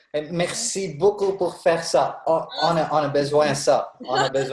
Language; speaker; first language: French; non-native, learner; Arabic